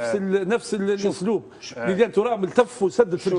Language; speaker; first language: Arabic; native; Arabic